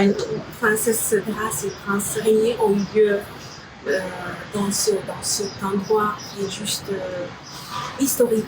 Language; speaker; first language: French; non-native, fluent; Romanian